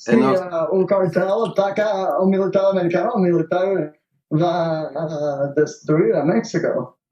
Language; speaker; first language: Portuguese; non-native, learner; Spanish